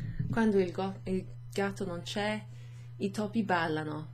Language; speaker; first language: Italian; non-native, fluent; English